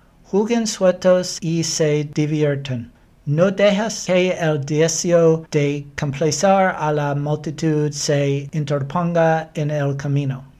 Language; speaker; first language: Spanish; non-native, learner; English